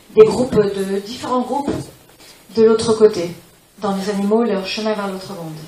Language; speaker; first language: French; non-native, fluent; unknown